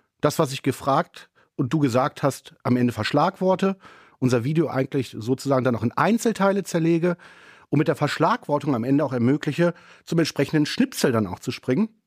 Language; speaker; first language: German; native; German